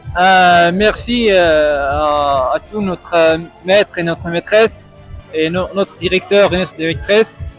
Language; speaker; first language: French; non-native, local second language; Arabic